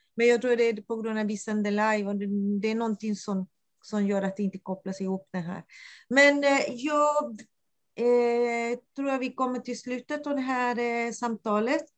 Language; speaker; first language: Swedish; non-native, fluent; Spanish